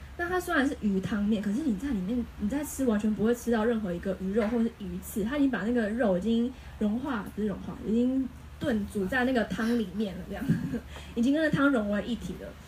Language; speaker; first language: Chinese; native; Chinese